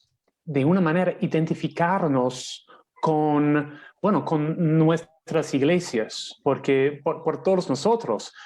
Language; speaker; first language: Spanish; non-native, fluent; English